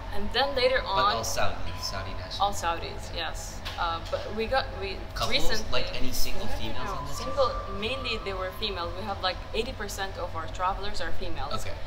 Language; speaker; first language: English; non-native, fluent; Arabic